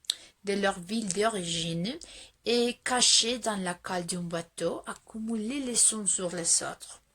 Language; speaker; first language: French; non-native, fluent; Spanish